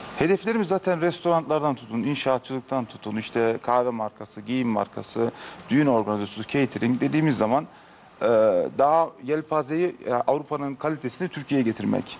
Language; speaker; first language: Turkish; early bilingual, heritage; Turkish